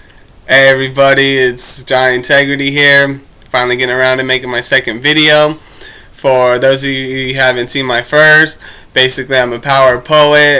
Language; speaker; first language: English; native; English